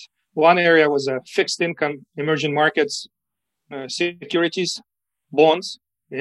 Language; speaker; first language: English; non-native, fluent; Ukrainian